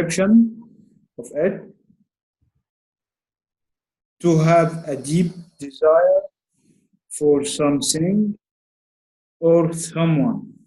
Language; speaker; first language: English; non-native, learner; Arabic